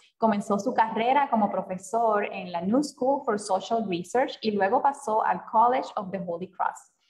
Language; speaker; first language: Spanish; native; Spanish